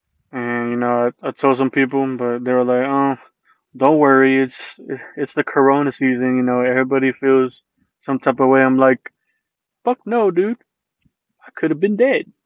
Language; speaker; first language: English; early bilingual, other home language; Spanish